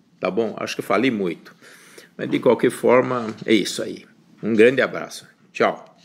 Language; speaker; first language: Portuguese; early bilingual, other home language; Chinese